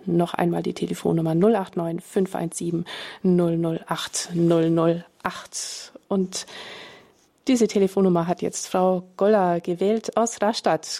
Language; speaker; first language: German; native; German